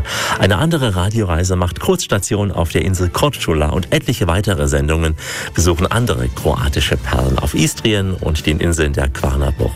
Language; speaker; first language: German; native; German